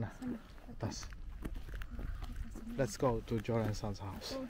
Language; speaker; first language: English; non-native, learner; Japanese